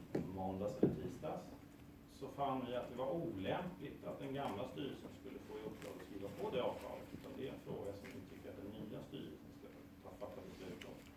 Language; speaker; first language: Swedish; native; Swedish